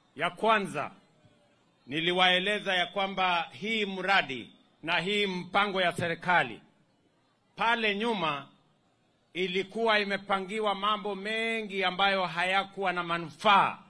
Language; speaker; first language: Swahili; non-native, local second language; Kalenjin